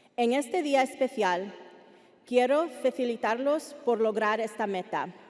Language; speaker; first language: Spanish; early bilingual, heritage; Spanish